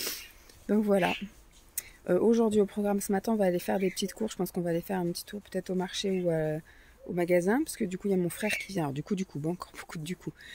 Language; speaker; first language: French; native; French